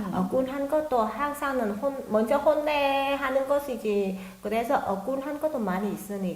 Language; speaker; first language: Korean; non-native, learner; Vietnamese